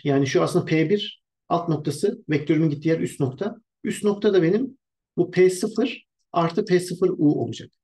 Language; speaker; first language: Turkish; native; Turkish